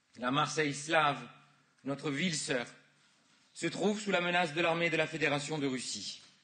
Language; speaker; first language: French; native; French